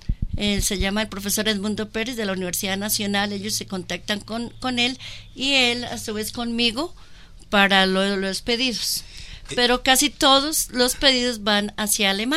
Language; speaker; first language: Spanish; native; Spanish